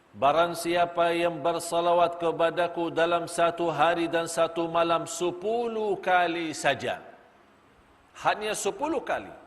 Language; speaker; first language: Malay; non-native, fluent; Arabic